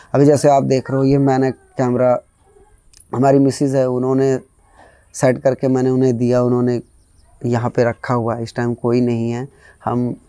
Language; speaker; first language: Hindi; non-native, local second language; Bhojpuri